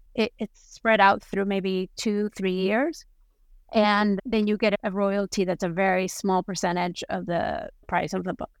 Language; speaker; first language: English; non-native, fluent; Spanish